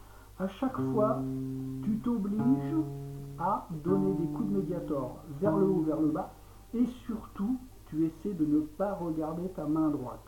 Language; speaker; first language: French; native; French